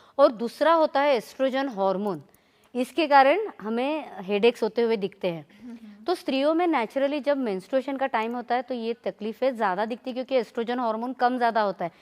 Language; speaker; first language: Hindi; non-native, local second language; Marathi